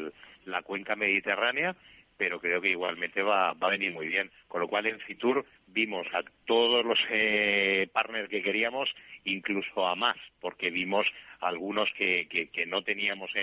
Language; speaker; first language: Spanish; native; Spanish